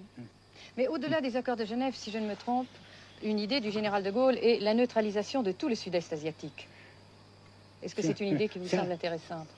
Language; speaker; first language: French; native; French